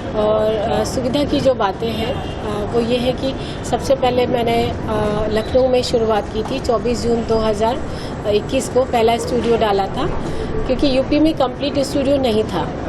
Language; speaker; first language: Hindi; non-native, local second language; Bhojpuri